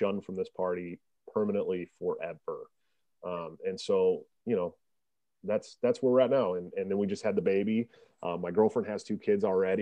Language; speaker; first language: English; native; English